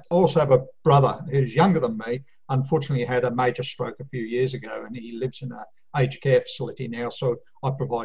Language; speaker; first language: English; native; English